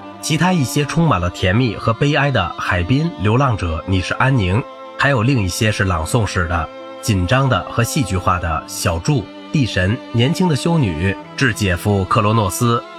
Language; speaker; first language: Chinese; native; Chinese